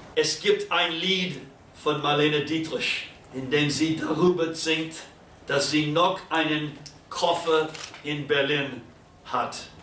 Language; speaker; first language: German; non-native, learner; English